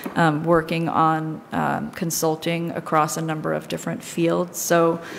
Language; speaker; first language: English; native; English